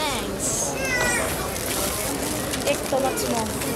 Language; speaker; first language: Dutch; non-native, learner; Cebuano